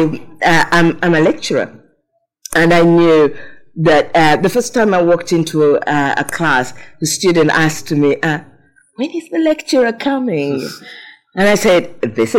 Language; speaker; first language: English; non-native, local second language; Ganda